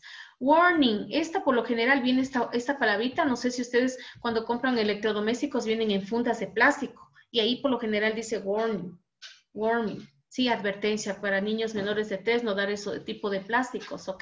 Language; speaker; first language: Spanish; native; Spanish